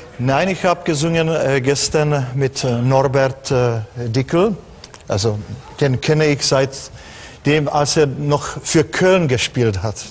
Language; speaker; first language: German; non-native, fluent; Czech